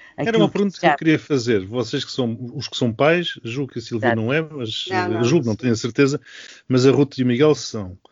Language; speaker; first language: Portuguese; native; Portuguese